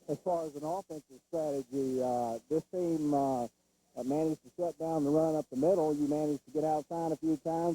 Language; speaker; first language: English; native; English